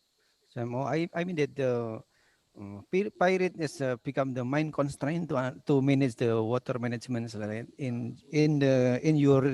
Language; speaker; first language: English; non-native, learner; Indonesian